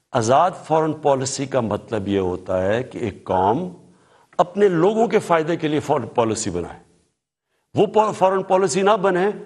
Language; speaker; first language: Urdu; native; Urdu